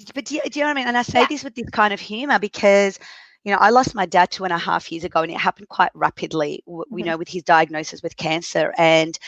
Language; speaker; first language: English; early bilingual, other home language; Arabic